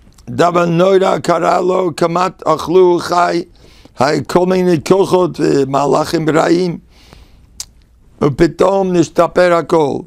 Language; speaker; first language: Hebrew; non-native, fluent; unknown